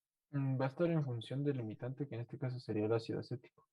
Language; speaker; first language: Spanish; native; Spanish